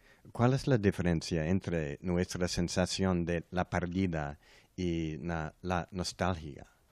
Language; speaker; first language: Spanish; non-native, learner; English